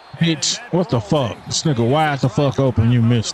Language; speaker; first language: English; native; English